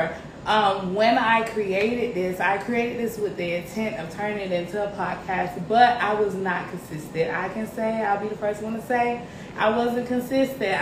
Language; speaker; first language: English; native; English